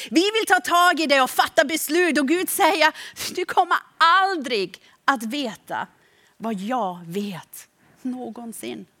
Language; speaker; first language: Swedish; non-native, fluent; German